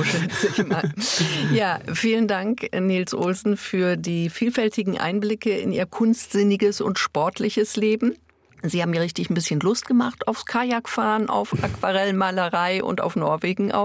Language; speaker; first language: German; native; German